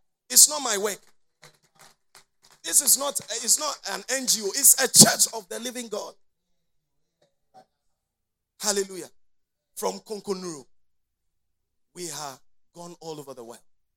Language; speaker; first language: English; non-native, local second language; Akan